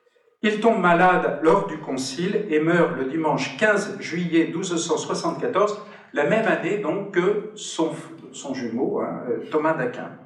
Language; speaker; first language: French; native; French